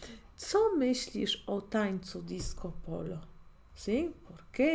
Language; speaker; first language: Spanish; non-native, fluent; Polish